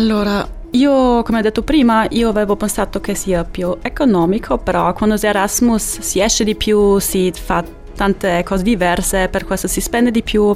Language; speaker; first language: Italian; non-native, fluent; German